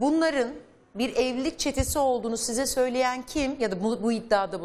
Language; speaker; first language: Turkish; native; Turkish